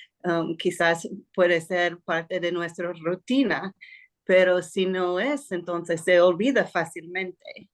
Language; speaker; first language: Spanish; non-native, fluent; English